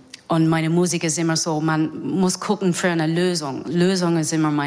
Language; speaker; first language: German; non-native, fluent; English